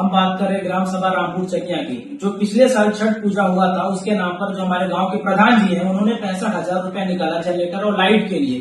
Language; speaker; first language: Hindi; native; Hindi